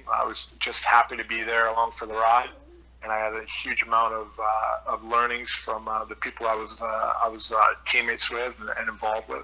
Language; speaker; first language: English; native; English